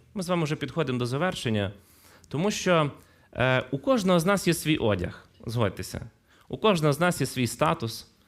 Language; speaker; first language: Ukrainian; non-native, local second language; Russian